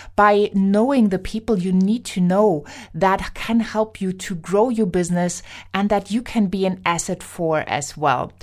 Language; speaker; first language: English; non-native, fluent; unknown